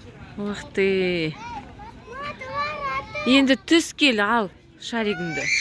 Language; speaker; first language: Kazakh; native; Kazakh